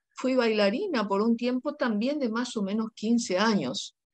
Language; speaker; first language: Spanish; non-native, local second language; Guarani